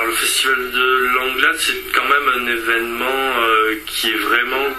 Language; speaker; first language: French; native; French